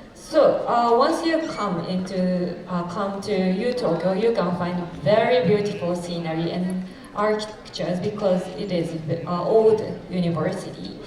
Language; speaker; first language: English; non-native, fluent; Japanese